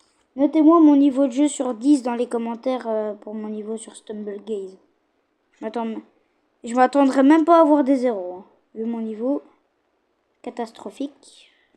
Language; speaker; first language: French; native; French